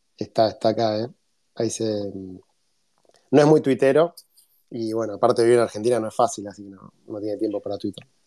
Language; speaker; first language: Spanish; native; Spanish